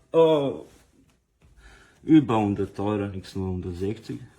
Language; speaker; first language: German; non-native, learner; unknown